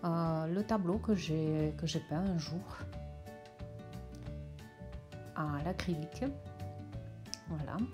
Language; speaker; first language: French; non-native, fluent; Russian